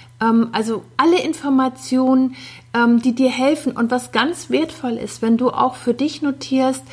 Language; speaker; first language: German; native; German